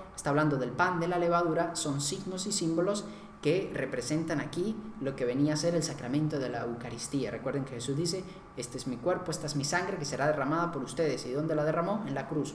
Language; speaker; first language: Spanish; native; Spanish